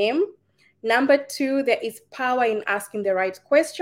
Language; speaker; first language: English; non-native, local second language; Kikuyu